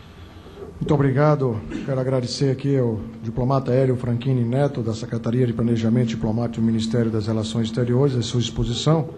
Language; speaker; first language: Portuguese; native; Portuguese